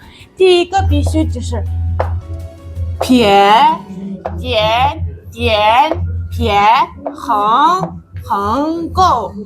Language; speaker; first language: Chinese; non-native, learner; Mongolian